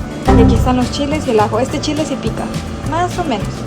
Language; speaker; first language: Spanish; native; Spanish